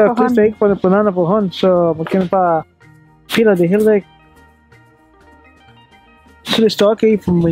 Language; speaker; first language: Danish; non-native, learner; Swahili